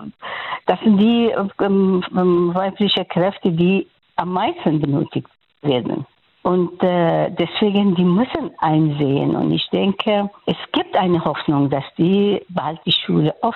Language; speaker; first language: German; non-native, fluent; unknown